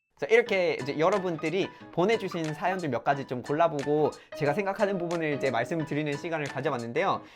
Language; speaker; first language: Korean; non-native, fluent; English